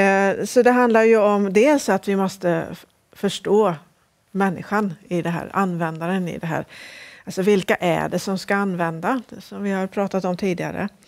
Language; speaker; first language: Swedish; native; Swedish